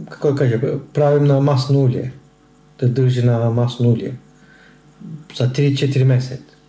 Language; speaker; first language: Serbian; non-native, learner; Turkish